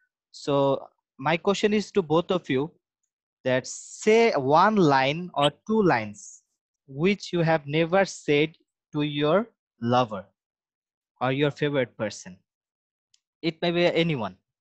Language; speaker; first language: English; non-native, local second language; Bangla